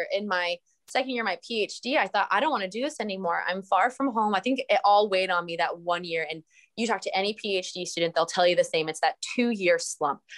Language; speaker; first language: English; native; English